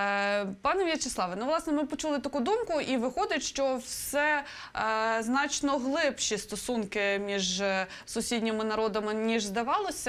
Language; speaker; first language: Ukrainian; native; Ukrainian